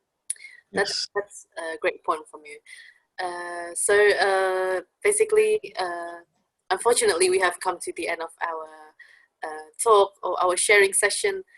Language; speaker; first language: English; non-native, fluent; Indonesian